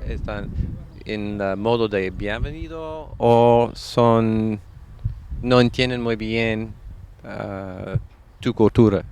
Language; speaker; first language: Spanish; non-native, fluent; English